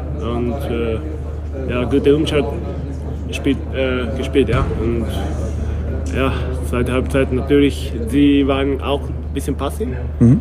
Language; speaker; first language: German; non-native, learner; Japanese